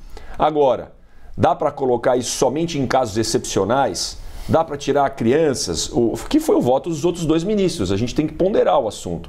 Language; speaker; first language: Portuguese; native; Portuguese